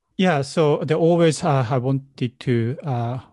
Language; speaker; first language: English; non-native, learner; Japanese